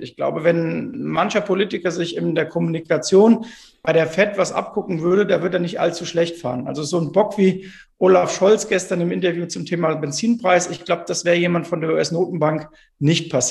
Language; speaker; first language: German; native; German